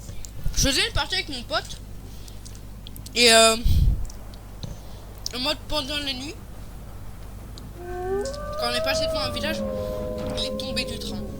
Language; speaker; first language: French; native; French